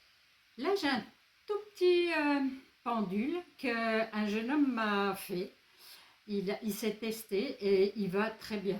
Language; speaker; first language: French; native; French